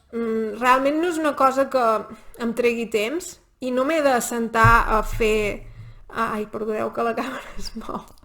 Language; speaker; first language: Catalan; native; Catalan